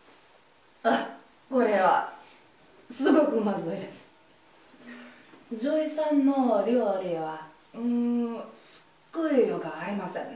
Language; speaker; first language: Japanese; non-native, learner; English